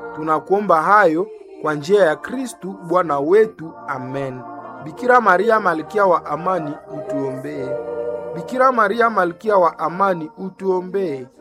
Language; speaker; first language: Swahili; non-native, local second language; Nande